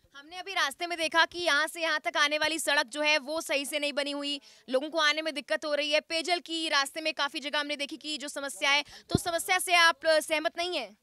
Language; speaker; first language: Hindi; native; Hindi